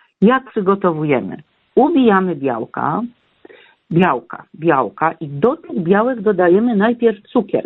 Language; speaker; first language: Polish; native; Polish